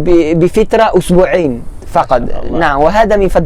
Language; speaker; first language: Arabic; non-native, learner; Spanish